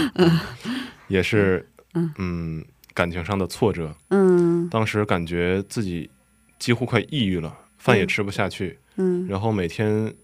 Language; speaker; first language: Chinese; native; Chinese